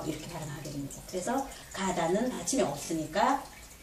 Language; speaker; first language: Korean; native; Korean